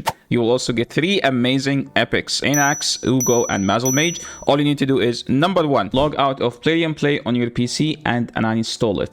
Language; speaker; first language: English; non-native, fluent; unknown